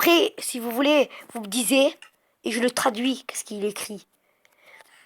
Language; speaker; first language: French; early bilingual, other home language; Arabic